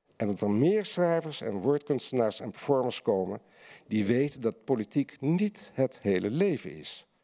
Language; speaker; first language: Dutch; native; Dutch